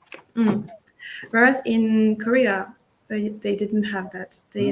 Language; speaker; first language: English; non-native, fluent; French